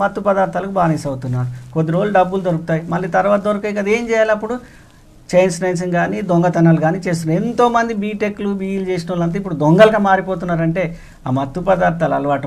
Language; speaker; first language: Telugu; native; Telugu